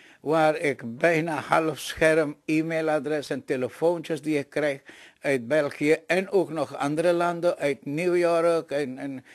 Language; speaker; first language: Dutch; non-native, local second language; Caribbean Hindustani